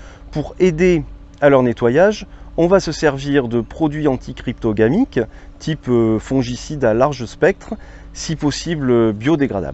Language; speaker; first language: French; native; French